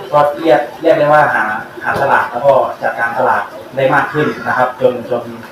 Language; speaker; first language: Thai; native; Thai